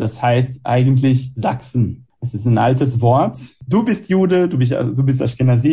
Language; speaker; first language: German; non-native, fluent; Hebrew